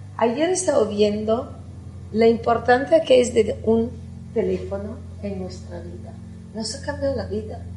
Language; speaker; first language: Spanish; non-native, fluent; Italian